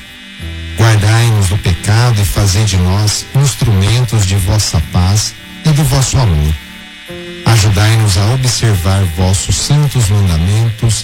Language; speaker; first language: Portuguese; native; Portuguese